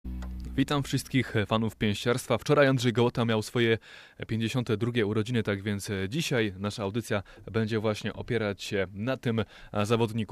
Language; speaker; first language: Polish; native; Polish